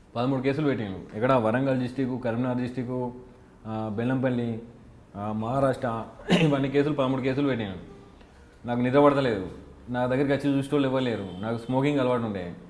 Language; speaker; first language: Telugu; native; Telugu